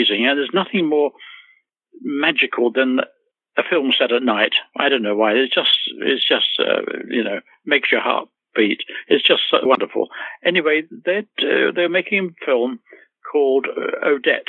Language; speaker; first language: English; native; English